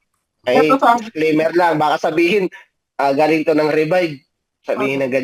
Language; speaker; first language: Filipino; native; Filipino